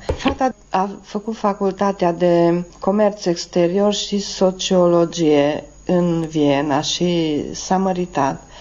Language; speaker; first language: Romanian; native; Romanian